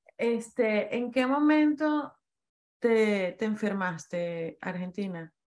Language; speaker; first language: Spanish; native; Spanish